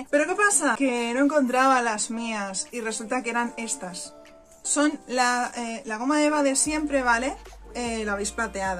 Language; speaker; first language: Spanish; native; Spanish